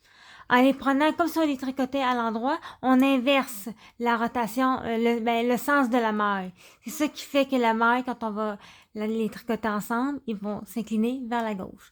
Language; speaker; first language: French; native; French